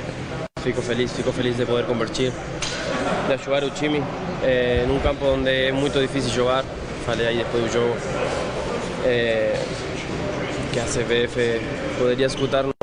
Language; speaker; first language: Portuguese; non-native, fluent; Spanish